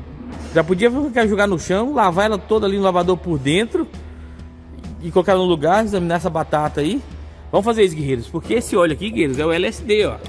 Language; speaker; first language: Portuguese; native; Portuguese